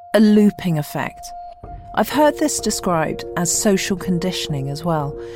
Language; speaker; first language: English; native; English